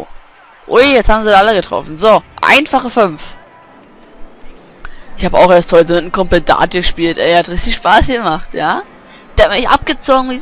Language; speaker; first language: German; native; German